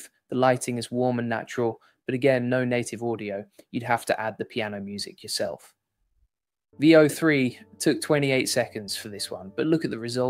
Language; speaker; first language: English; native; English